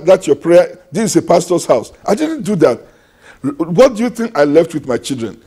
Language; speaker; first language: English; non-native, local second language; Yoruba